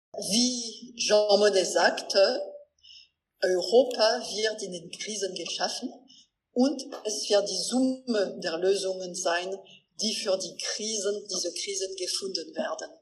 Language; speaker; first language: German; non-native, local second language; French